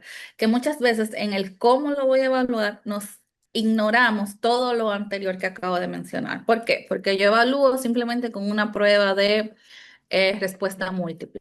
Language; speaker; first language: Spanish; native; Spanish